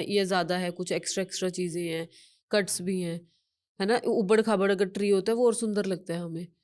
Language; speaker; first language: Hindi; non-native, local second language; Punjabi